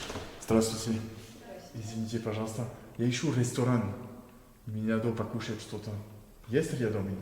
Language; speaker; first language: Russian; non-native, learner; French